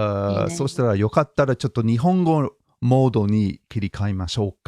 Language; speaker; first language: Japanese; non-native, fluent; English